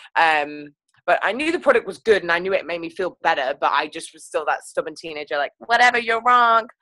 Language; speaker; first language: English; native; English